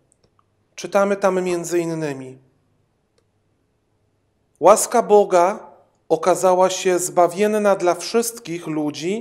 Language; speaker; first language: Polish; native; Polish